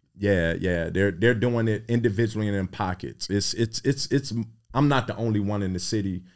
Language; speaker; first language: English; native; English